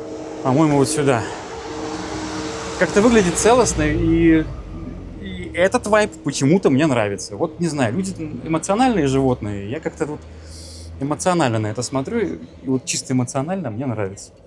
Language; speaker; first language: Russian; native; Russian